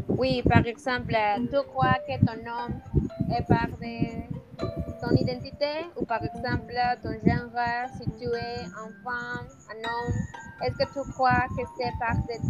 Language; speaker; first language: French; non-native, learner; Spanish